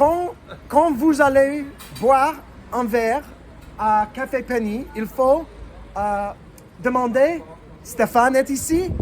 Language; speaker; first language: French; non-native, learner; English